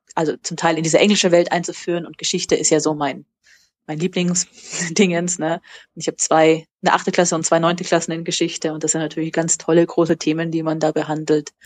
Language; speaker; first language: German; native; German